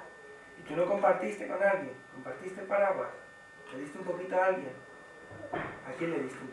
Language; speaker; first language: Spanish; native; Spanish